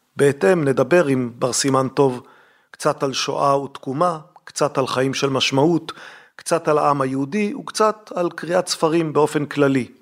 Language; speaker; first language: Hebrew; native; Hebrew